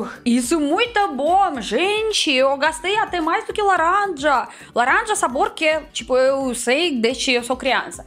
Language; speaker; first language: Portuguese; non-native, learner; Russian